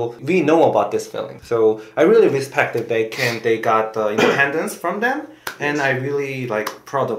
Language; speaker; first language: English; non-native, fluent; Korean